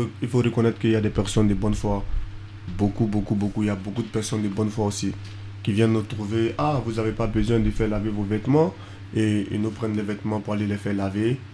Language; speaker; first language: French; non-native, local second language; Fula